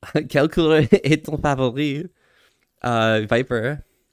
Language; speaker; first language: French; non-native, learner; English